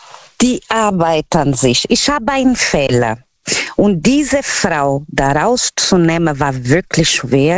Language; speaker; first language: German; non-native, learner; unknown